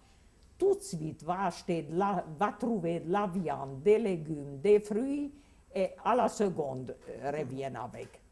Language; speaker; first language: French; non-native, fluent; Hungarian